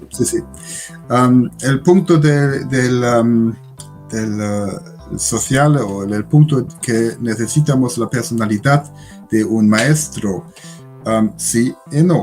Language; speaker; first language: Spanish; non-native, learner; German